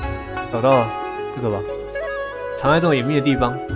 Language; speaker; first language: Chinese; native; Chinese